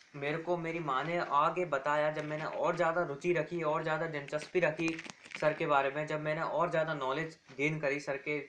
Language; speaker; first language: Hindi; native; Hindi